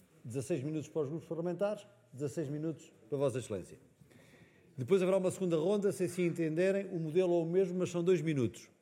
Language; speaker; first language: Portuguese; native; Portuguese